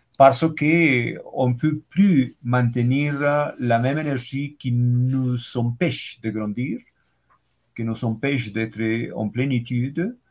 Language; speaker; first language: French; non-native, fluent; Spanish